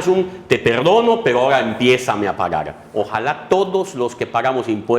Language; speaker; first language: Spanish; native; Spanish